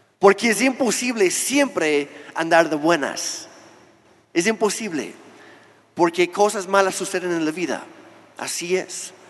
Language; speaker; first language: Spanish; non-native, fluent; English